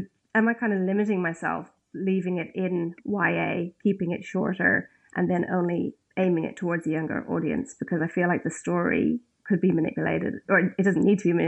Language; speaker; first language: English; native; English